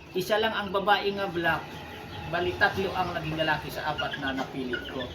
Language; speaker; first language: Filipino; non-native, local second language; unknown